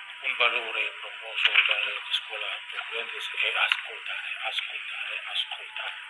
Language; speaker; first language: Italian; non-native, learner; Indonesian